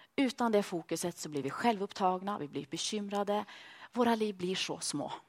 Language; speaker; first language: Swedish; native; Swedish